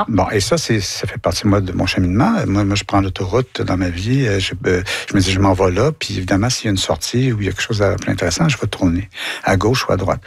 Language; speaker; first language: French; native; French